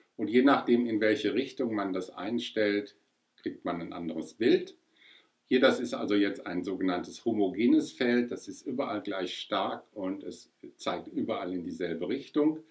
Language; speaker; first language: German; native; German